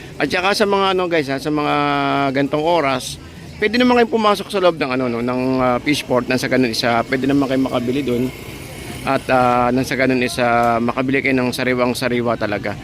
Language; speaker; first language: Filipino; native; Filipino